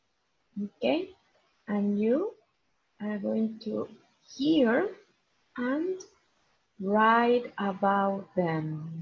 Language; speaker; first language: English; non-native, fluent; Spanish